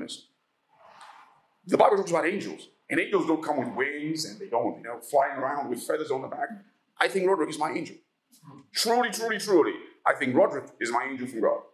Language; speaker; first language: English; non-native, local second language; Ganda